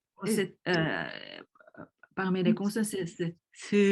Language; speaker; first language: French; early bilingual, other home language; Korean